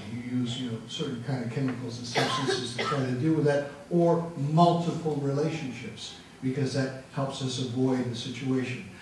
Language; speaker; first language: English; native; English